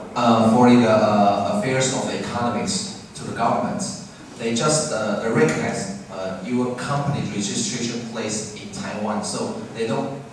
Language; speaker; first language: English; non-native, fluent; Chinese